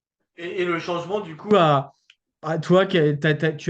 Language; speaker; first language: French; native; French